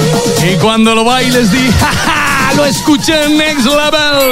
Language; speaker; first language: Spanish; native; Spanish